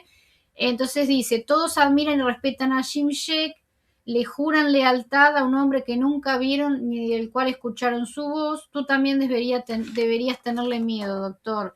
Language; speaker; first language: Spanish; native; Spanish